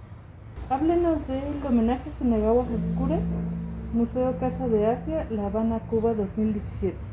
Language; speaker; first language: Spanish; native; Spanish